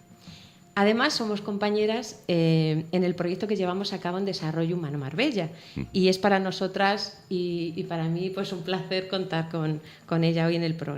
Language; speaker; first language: Spanish; native; Spanish